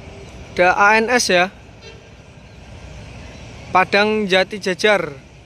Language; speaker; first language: Indonesian; native; Indonesian